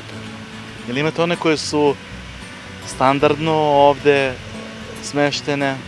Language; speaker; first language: Bosnian; native; Bosnian